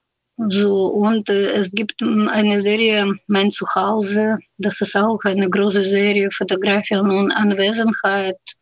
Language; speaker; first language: German; non-native, fluent; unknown